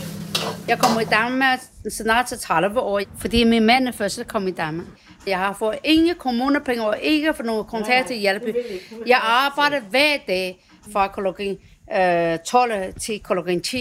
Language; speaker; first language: Danish; non-native, learner; Chinese